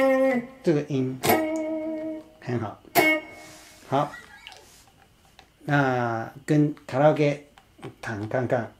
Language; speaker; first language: Chinese; non-native, fluent; Japanese